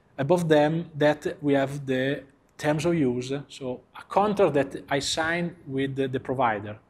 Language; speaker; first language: English; non-native, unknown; Italian